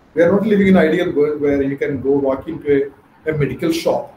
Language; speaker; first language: English; non-native, local second language; Malayalam